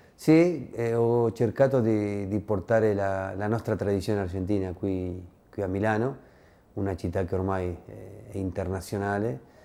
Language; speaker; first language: Italian; non-native, fluent; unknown